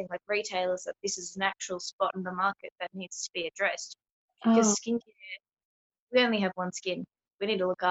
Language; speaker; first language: English; native; English